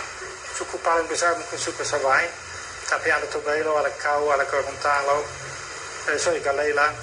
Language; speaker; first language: Indonesian; non-native, fluent; Dutch